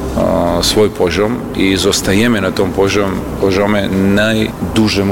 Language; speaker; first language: Polish; non-native, fluent; Serbian